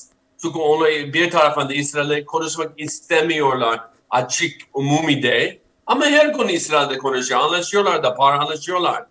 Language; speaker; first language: Turkish; non-native, fluent; English